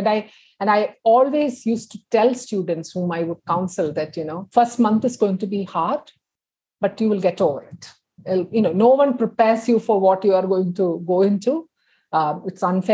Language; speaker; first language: English; non-native, local second language; Tamil